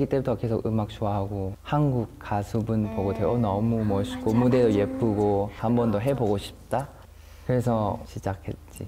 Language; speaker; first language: Korean; non-native, fluent; Thai